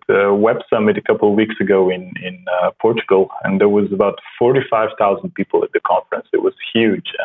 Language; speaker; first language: English; non-native, fluent; Slovenian